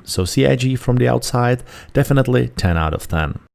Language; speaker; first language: English; non-native, fluent; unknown